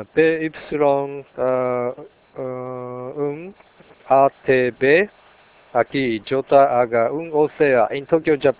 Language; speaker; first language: Portuguese; non-native, learner; Japanese